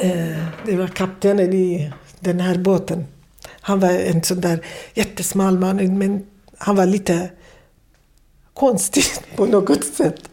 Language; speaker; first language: Swedish; non-native, fluent; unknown